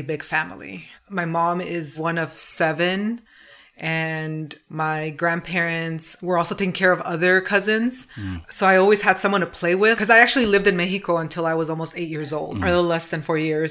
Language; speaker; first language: English; early bilingual, other home language; Spanish